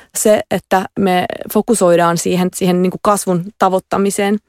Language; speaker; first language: Finnish; non-native, local second language; Russian